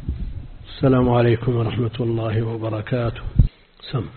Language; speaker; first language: Arabic; native; Arabic